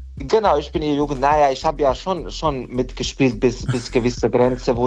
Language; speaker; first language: German; non-native, fluent; Bosnian